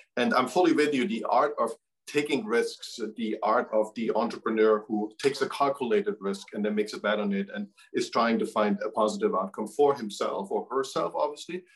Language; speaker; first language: English; non-native, fluent; German